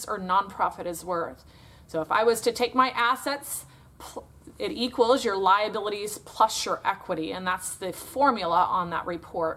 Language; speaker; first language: English; native; English